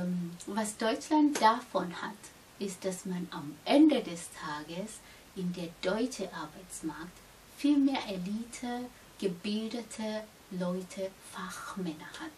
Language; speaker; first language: German; non-native, fluent; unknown